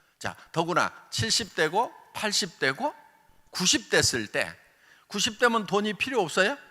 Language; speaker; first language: Korean; native; Korean